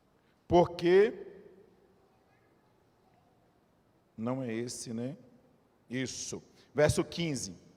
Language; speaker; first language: Portuguese; native; Portuguese